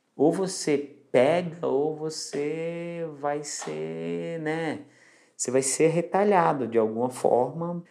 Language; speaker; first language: Portuguese; native; Portuguese